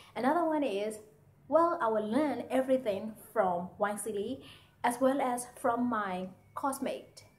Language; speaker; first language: English; non-native, fluent; Burmese